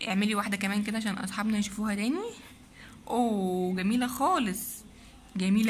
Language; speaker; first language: Arabic; native; Arabic